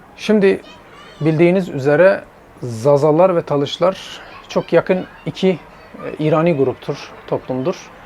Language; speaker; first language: Turkish; non-native, local second language; Zaza